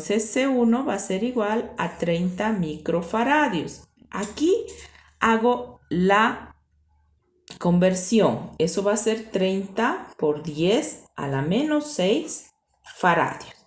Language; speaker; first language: Spanish; native; Spanish